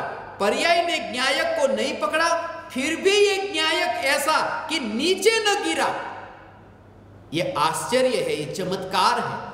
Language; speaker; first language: Hindi; non-native, local second language; Gujarati